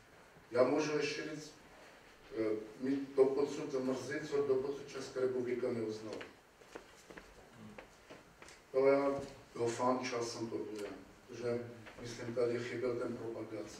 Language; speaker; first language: Czech; non-native, learner; Armenian